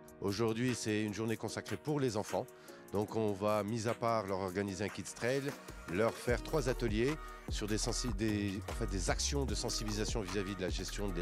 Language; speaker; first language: French; non-native, local second language; Arabic